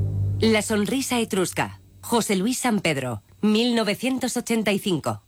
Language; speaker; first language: Spanish; native; Spanish